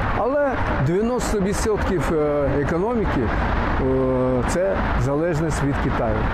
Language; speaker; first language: Ukrainian; non-native, fluent; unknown